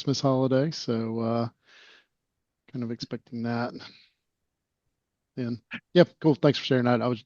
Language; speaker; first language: English; native; English